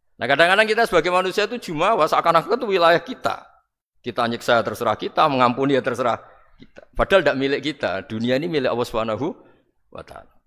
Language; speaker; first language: Indonesian; non-native, local second language; Javanese